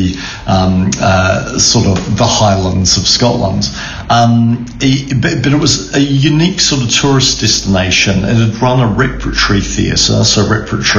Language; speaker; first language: English; native; English